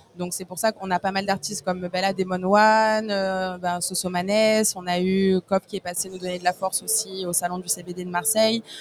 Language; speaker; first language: French; native; French